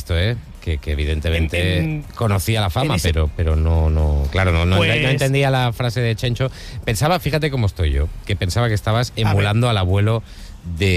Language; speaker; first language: Spanish; native; Spanish